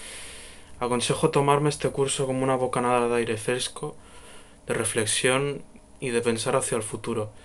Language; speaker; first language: Spanish; native; Spanish